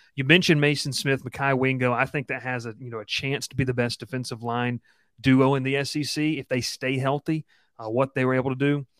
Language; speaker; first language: English; native; English